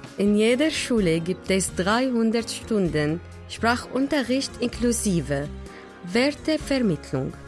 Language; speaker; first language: German; non-native, fluent; Arabic